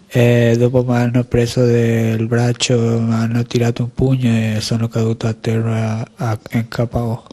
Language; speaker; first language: Italian; early bilingual, other home language; Spanish